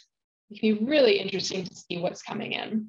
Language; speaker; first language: English; native; English